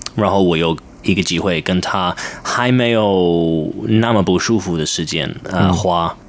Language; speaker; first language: Chinese; non-native, learner; English